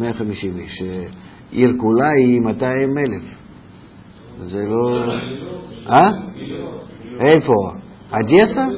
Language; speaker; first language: Hebrew; non-native, fluent; Russian